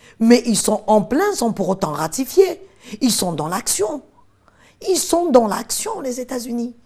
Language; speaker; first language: French; non-native, local second language; Arabic